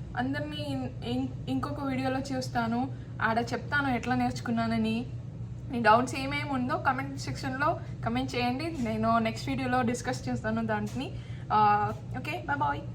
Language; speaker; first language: Telugu; non-native, local second language; Kannada